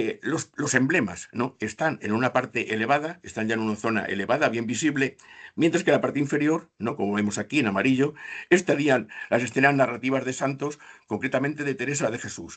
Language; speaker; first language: Spanish; native; Spanish